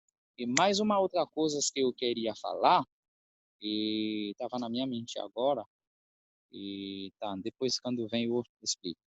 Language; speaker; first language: Portuguese; non-native, fluent; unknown